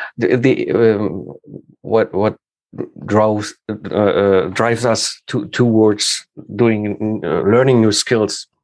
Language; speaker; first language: English; non-native, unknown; German